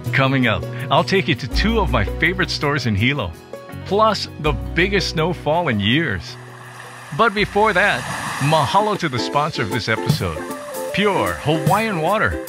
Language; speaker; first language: English; native; English